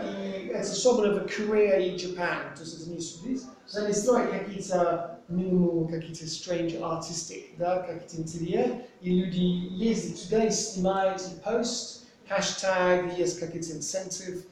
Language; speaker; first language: Russian; non-native, fluent; English